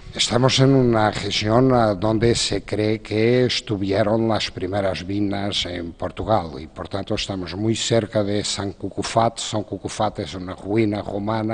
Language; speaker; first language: Spanish; non-native, fluent; Portuguese